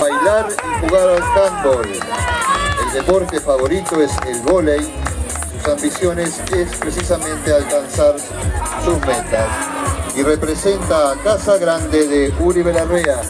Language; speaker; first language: Spanish; native; Spanish